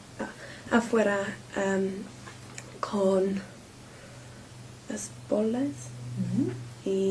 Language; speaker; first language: Spanish; non-native, learner; English